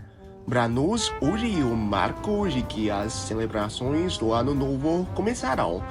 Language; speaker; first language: Portuguese; non-native, learner; Chinese